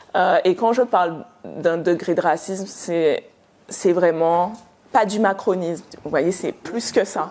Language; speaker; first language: French; native; French